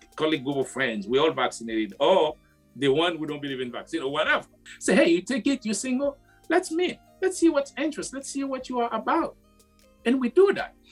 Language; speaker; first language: English; non-native, fluent; Haitian Creole